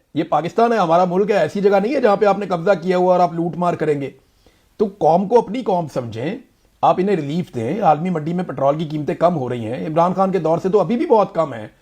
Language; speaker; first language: Urdu; native; Urdu